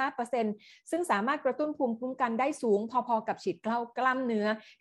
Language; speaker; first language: Thai; native; Thai